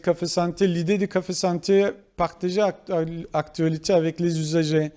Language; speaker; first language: French; non-native, fluent; Kurdish